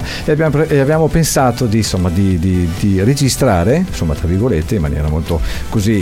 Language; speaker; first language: Italian; native; Italian